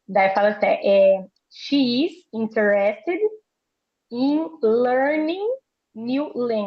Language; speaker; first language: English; non-native, learner; Portuguese